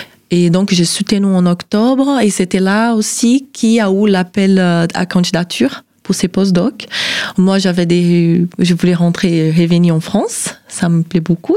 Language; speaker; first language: French; non-native, fluent; Portuguese